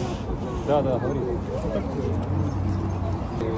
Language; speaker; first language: Russian; non-native, local second language; Ukrainian